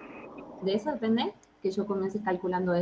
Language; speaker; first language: Spanish; native; Spanish